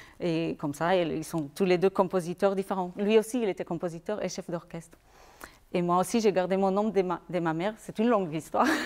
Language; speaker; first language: French; non-native, fluent; Spanish